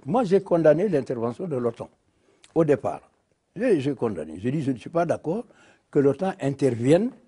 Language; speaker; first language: French; non-native, local second language; Wolof